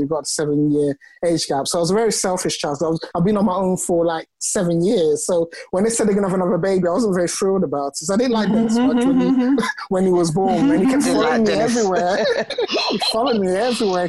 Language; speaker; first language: English; non-native, local second language; Ga